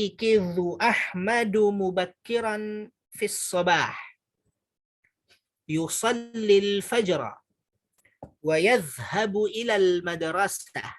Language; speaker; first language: Arabic; non-native, fluent; Indonesian